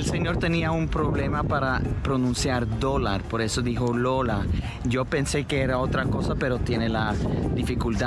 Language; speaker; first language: Spanish; non-native, fluent; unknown